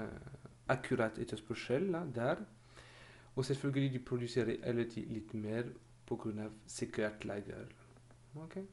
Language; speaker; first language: Norwegian; non-native, fluent; French